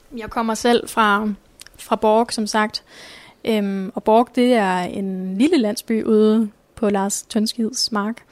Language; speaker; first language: Danish; native; Danish